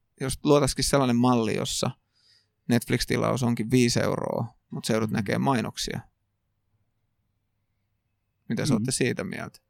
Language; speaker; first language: Finnish; native; Finnish